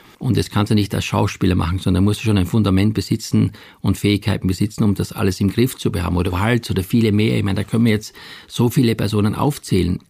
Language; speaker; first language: German; native; German